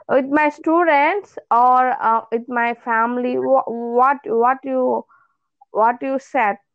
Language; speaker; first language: English; non-native, local second language; Telugu